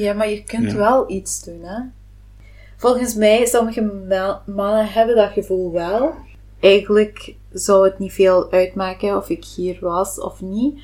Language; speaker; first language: Dutch; non-native, local second language; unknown